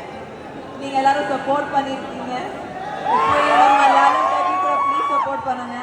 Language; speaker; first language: Tamil; non-native, fluent; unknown